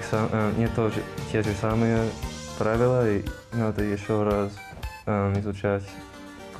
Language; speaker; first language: Russian; non-native, learner; English